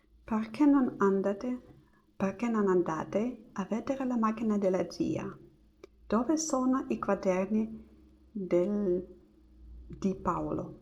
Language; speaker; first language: Italian; non-native, learner; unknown